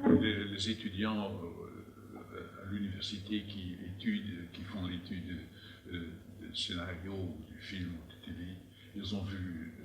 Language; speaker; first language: French; non-native, fluent; Dutch